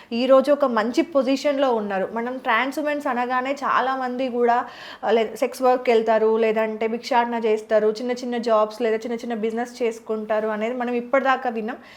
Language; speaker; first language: Telugu; native; Telugu